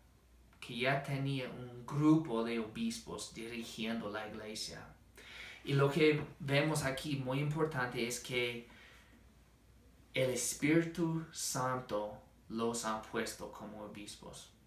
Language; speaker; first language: Spanish; non-native, fluent; English